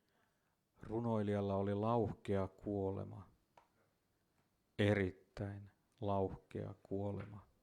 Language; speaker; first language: Finnish; native; Finnish